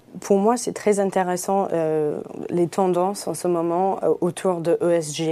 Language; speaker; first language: French; non-native, fluent; English